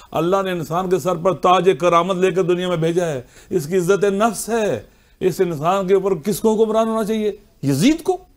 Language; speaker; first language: Urdu; non-native, local second language; Punjabi